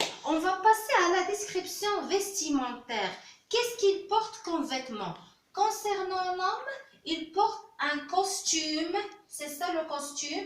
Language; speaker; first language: French; non-native, local second language; Arabic